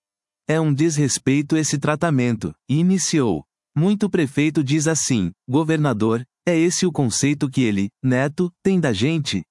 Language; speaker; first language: Portuguese; native; Portuguese